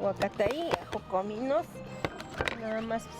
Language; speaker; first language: Spanish; native; Spanish